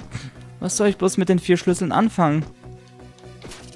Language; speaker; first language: German; native; German